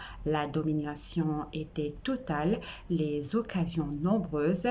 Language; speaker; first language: French; non-native, local second language; Arabic